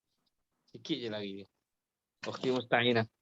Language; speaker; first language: Indonesian; non-native, local second language; Malay